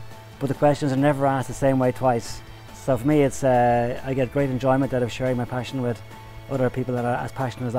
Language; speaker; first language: English; native; English